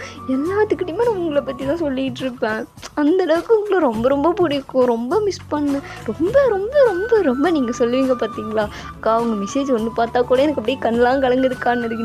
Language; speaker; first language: Tamil; native; Tamil